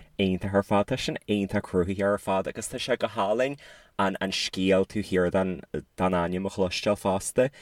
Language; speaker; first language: Irish; native; Irish